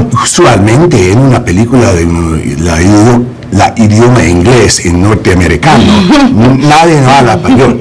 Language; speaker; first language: Spanish; early bilingual, heritage; English